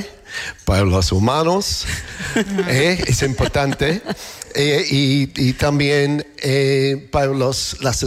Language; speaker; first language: Spanish; non-native, learner; English